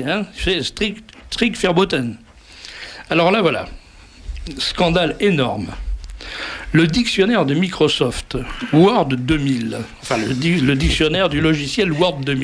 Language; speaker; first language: French; native; French